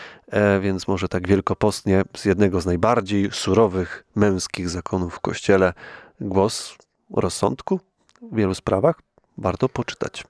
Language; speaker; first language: Polish; native; Polish